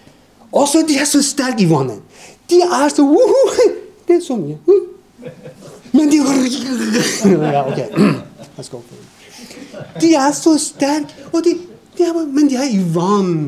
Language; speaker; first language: Norwegian; non-native, fluent; Persian